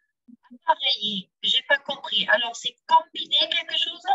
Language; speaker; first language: French; non-native, learner; German